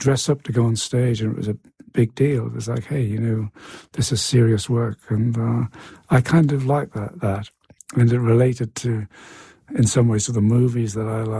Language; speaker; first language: English; native; English